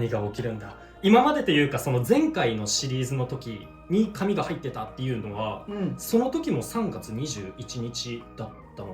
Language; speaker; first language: Japanese; native; Japanese